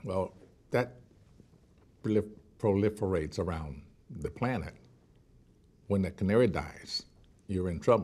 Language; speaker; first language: English; native; English